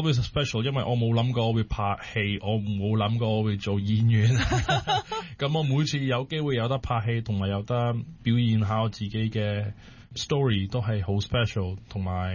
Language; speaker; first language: Cantonese; native; Cantonese